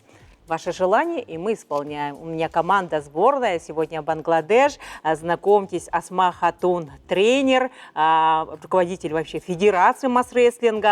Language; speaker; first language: Russian; native; Russian